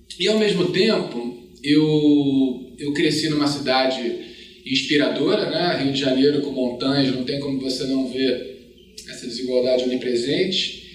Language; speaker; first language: Portuguese; native; Portuguese